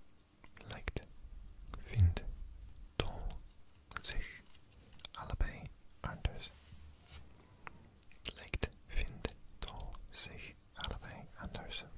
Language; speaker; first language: Dutch; non-native, learner; English